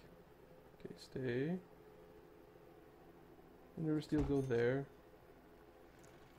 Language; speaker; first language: English; native; English